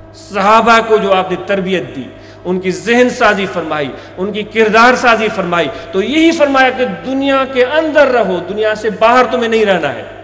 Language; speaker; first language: Urdu; non-native, local second language; Sindhi